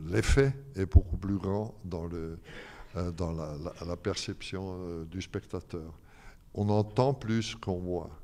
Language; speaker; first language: French; non-native, fluent; German